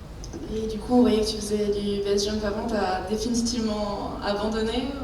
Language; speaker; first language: French; native; French